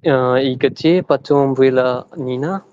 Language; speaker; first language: Russian; non-native, learner; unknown